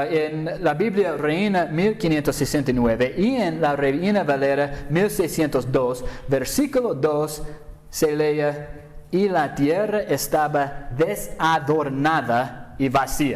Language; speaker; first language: Spanish; non-native, fluent; English